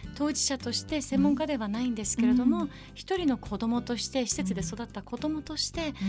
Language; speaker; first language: Japanese; early bilingual, other home language; Persian